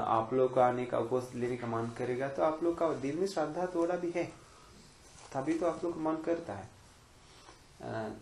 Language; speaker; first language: Hindi; non-native, fluent; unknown